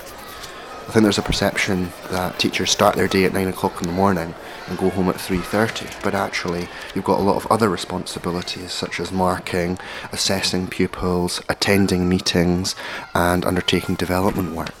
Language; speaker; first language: English; native; English